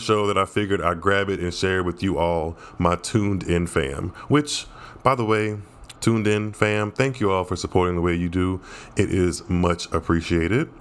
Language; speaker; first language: English; native; English